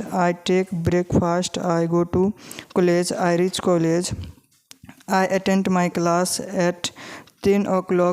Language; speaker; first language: English; non-native, learner; Hindi